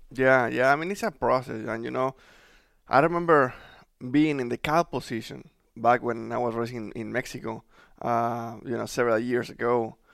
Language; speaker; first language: English; non-native, fluent; Spanish